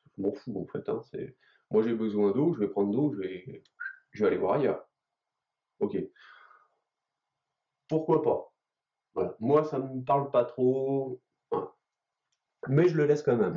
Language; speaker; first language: French; native; French